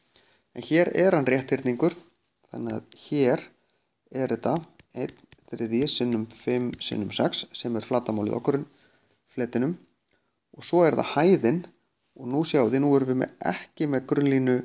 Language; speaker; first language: Icelandic; native; Icelandic